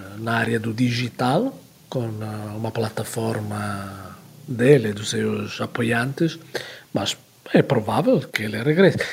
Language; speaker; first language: Portuguese; non-native, fluent; Italian